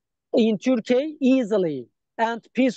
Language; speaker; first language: English; non-native, learner; Turkish